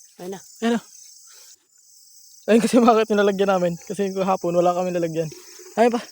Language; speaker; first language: Filipino; non-native, local second language; Masbatenyo